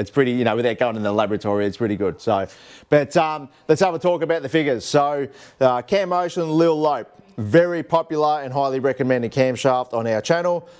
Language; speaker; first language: English; native; English